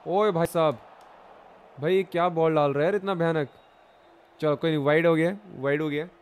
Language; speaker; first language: Hindi; non-native, local second language; Bangla